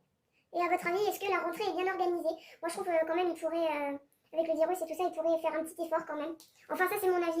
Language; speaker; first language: French; native; French